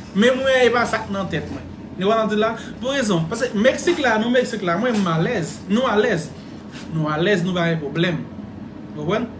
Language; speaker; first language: Haitian Creole; native; Haitian Creole